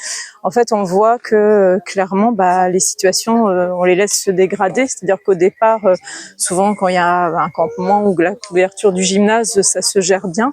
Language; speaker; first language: French; native; French